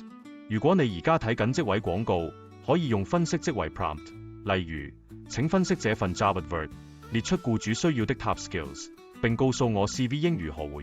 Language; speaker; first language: Cantonese; native; Cantonese